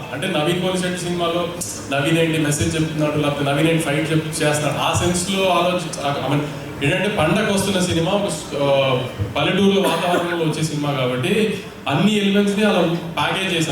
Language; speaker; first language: Telugu; native; Telugu